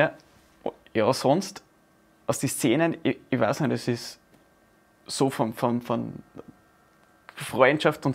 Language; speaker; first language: German; native; German